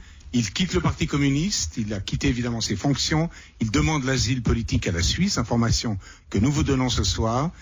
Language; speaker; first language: French; native; French